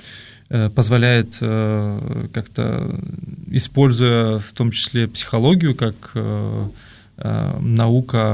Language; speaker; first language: Russian; native; Russian